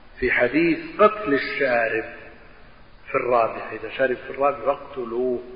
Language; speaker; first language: Arabic; native; Arabic